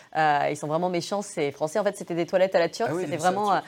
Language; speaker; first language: French; early bilingual, other home language; English